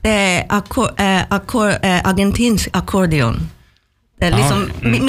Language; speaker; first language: Norwegian; non-native, learner; Chinese